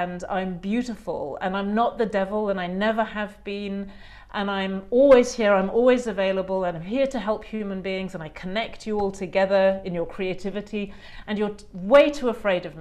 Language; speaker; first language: English; native; English